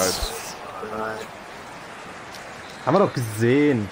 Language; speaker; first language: German; native; German